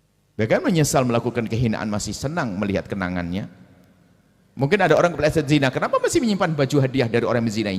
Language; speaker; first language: Indonesian; native; Indonesian